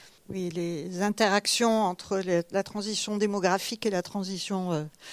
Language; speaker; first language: French; native; French